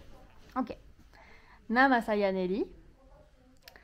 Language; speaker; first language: Indonesian; non-native, learner; French